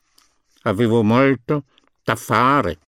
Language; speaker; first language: Italian; non-native, fluent; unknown